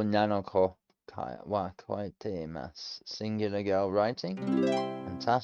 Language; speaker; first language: Japanese; non-native, learner; English